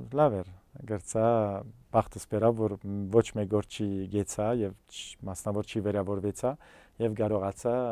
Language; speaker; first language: Armenian; early bilingual, heritage; Armenian